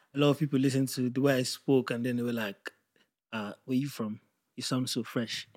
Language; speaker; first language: English; non-native, local second language; Yoruba